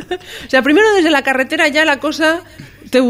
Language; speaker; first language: Spanish; native; Spanish